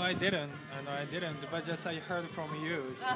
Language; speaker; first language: English; non-native, learner; Japanese